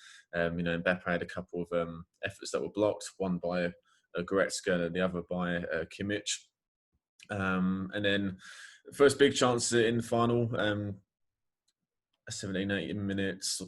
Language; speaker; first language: English; native; English